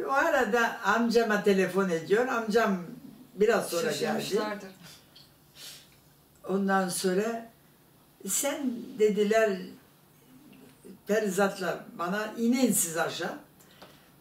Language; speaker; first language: Turkish; non-native, fluent; German